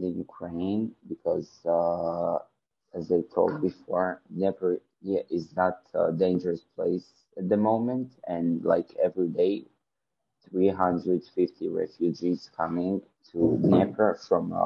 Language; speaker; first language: English; non-native, learner; Ukrainian